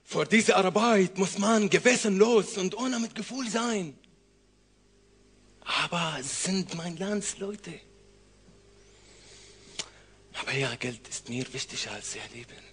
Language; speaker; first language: German; non-native, learner; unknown